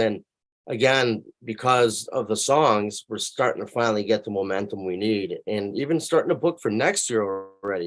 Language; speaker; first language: English; native; English